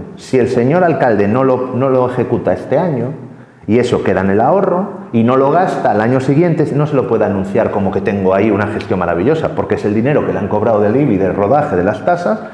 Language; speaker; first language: Spanish; native; Spanish